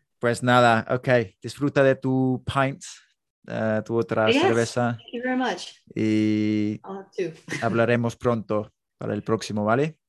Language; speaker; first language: Spanish; non-native, learner; English